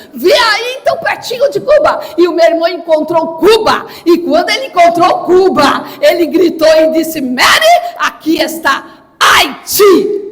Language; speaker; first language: Portuguese; native; Portuguese